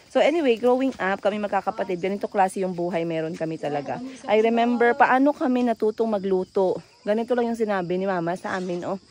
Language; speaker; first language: Filipino; non-native, local second language; Cebuano